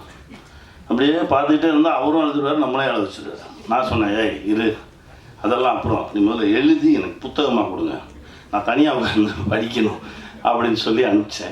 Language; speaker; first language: Tamil; native; Tamil